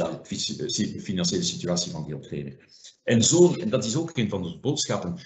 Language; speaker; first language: Dutch; non-native, fluent; French